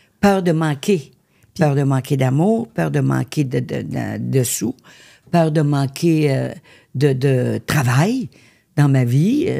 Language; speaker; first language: French; native; French